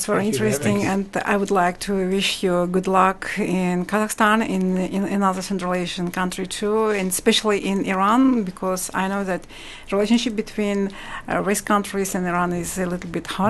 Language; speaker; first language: English; non-native, learner; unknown